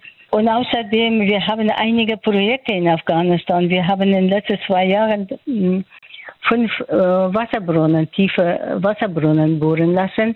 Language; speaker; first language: German; non-native, fluent; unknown